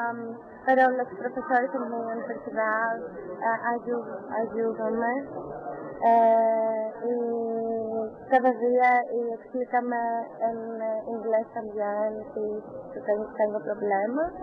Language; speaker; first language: Spanish; non-native, learner; Greek